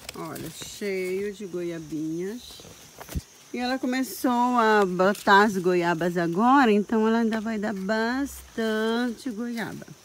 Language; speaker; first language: Portuguese; native; Portuguese